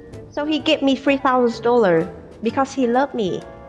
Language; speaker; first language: English; non-native, learner; Vietnamese